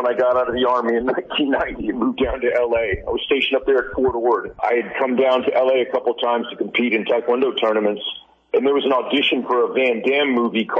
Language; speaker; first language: English; native; English